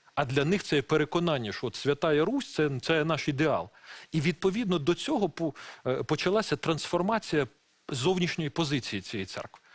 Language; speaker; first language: Ukrainian; non-native, local second language; Russian